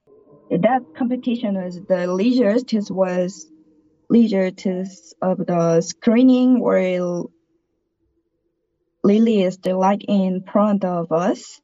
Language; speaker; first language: English; non-native, learner; Korean